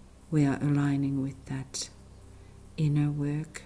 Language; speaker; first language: English; non-native, fluent; Finnish